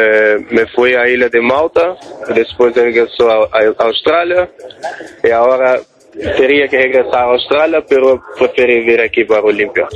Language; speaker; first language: Spanish; non-native, learner; Portuguese